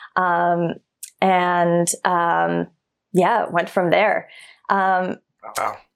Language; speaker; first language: English; early bilingual, other home language; German